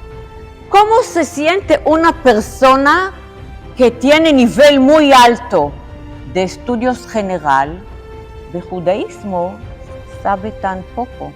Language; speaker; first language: Spanish; non-native, fluent; Hebrew